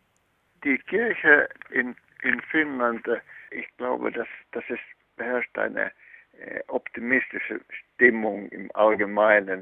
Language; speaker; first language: German; non-native, fluent; Finnish